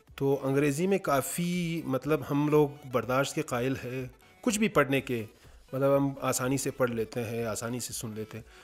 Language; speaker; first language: Urdu; non-native, local second language; Hazaragi